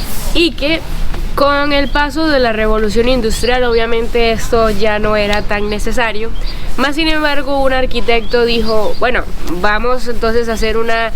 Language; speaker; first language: Spanish; native; Spanish